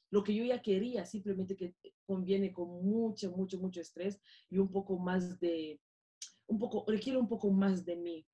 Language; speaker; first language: Spanish; non-native, local second language; Fang